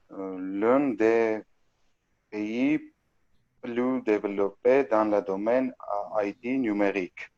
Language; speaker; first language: French; non-native, fluent; Armenian